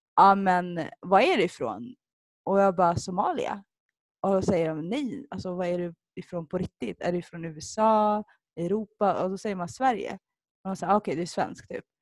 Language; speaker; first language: Swedish; early bilingual, other home language; Somali